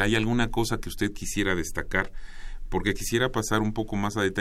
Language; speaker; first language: Spanish; native; Spanish